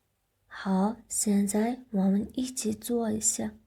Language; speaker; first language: Chinese; non-native, fluent; Mongolian